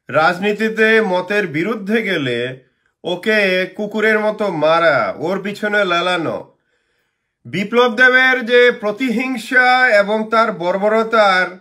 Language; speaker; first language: Bangla; native; Bangla